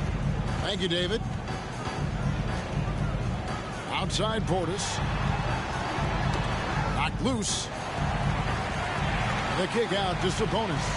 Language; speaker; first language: English; native; English